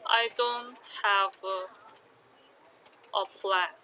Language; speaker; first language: English; non-native, learner; Korean